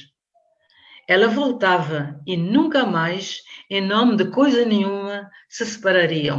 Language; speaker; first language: Portuguese; non-native, local second language; Kabuverdianu